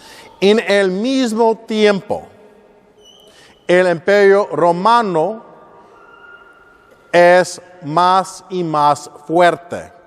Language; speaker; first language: Spanish; non-native, learner; English